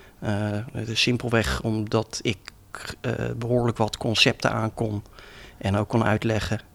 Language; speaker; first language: Dutch; native; Dutch